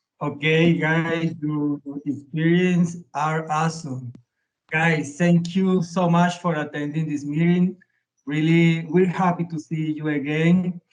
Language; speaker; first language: English; non-native, learner; Spanish